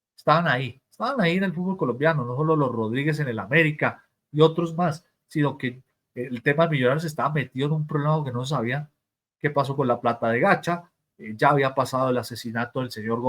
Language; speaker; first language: Spanish; native; Spanish